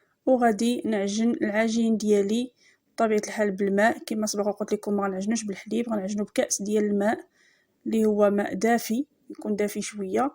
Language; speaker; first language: Arabic; native; Arabic